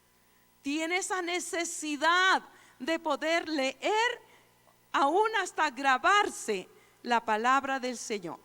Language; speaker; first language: Spanish; native; Spanish